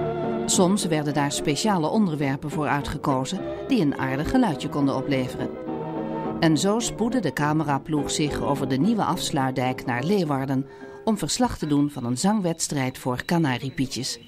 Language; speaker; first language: Dutch; native; Dutch